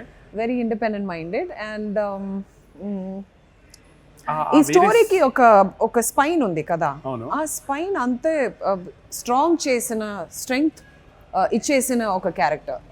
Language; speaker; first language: Telugu; non-native, fluent; Malayalam